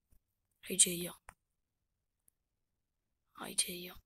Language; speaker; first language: Arabic; native; Arabic